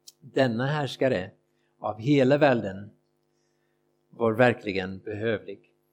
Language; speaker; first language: Swedish; non-native, fluent; English